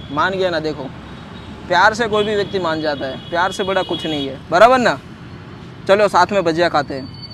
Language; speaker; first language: Hindi; non-native, local second language; Gujarati